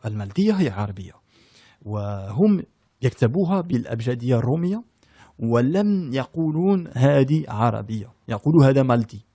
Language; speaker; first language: Arabic; early bilingual, heritage; French